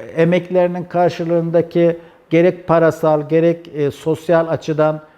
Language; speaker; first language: Turkish; native; Turkish